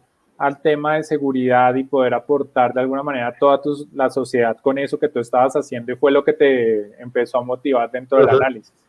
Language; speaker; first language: Spanish; native; Spanish